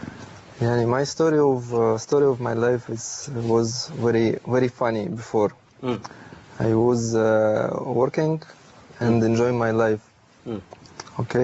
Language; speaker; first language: English; non-native, learner; Russian